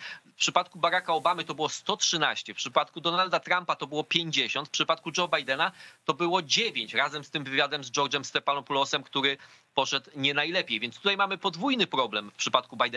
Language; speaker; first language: Polish; native; Polish